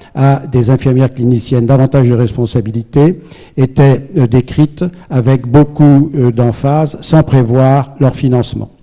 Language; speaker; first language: French; native; French